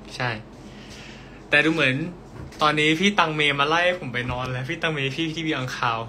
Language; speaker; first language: Thai; native; Thai